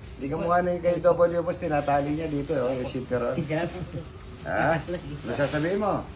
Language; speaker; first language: Filipino; non-native, local second language; Pampanga